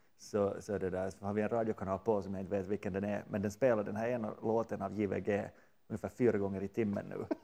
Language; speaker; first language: Swedish; native; Swedish